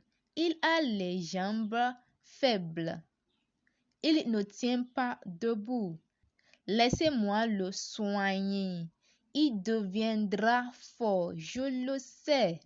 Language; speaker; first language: French; non-native, learner; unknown